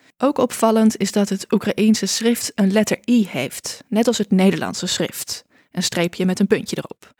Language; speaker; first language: Dutch; native; Dutch